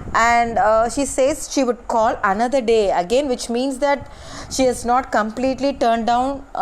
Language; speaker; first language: English; non-native, local second language; Tamil